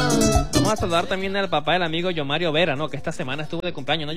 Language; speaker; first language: Spanish; native; Spanish